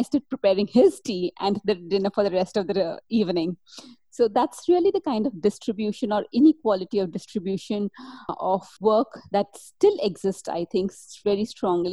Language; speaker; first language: English; non-native, local second language; Hindi